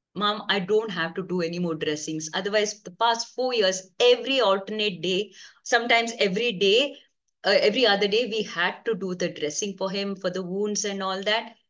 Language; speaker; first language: English; non-native, local second language; Konkani